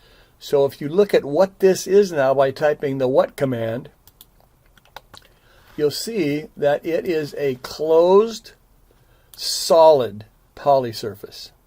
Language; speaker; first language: English; native; English